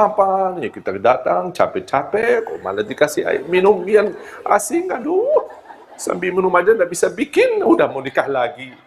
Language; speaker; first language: Malay; non-native, fluent; Arabic